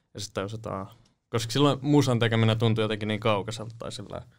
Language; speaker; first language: Finnish; native; Finnish